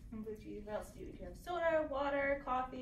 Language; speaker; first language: English; native; English